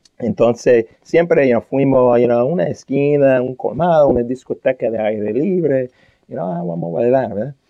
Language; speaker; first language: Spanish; non-native, fluent; English